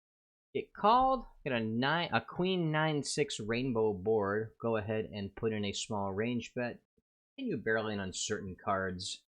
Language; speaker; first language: English; native; English